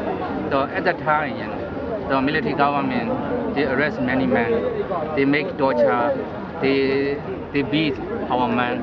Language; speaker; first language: English; non-native, learner; Burmese